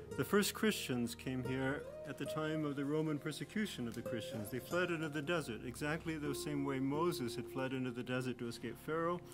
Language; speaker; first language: English; native; English